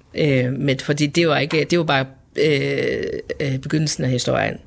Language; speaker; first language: Danish; non-native, local second language; Faroese